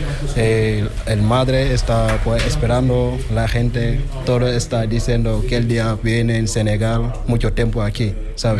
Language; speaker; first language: Spanish; non-native, learner; Wolof